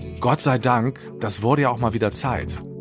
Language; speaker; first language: German; native; German